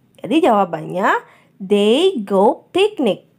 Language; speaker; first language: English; non-native, fluent; Indonesian